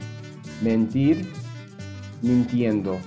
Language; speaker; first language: Spanish; non-native, fluent; English